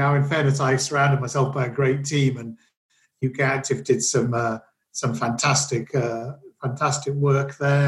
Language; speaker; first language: English; native; English